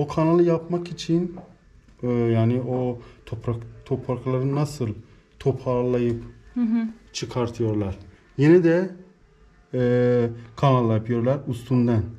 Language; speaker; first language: Turkish; non-native, learner; Persian